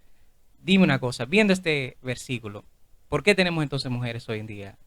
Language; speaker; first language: Spanish; native; Spanish